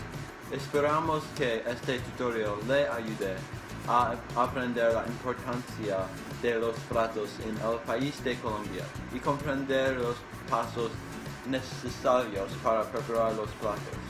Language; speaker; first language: Spanish; non-native, learner; English